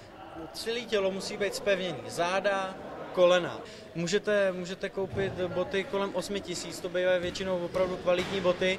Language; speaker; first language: Czech; native; Czech